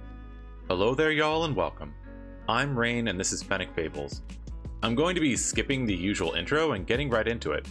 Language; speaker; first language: English; native; English